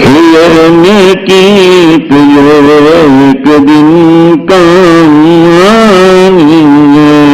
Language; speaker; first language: Urdu; native; Urdu